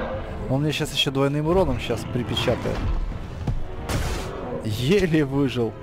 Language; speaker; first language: Russian; native; Russian